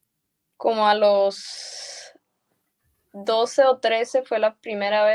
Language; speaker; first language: Spanish; early bilingual, heritage; Spanish